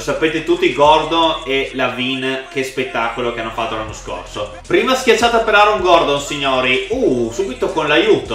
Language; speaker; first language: Italian; native; Italian